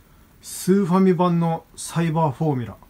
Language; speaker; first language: Japanese; native; Japanese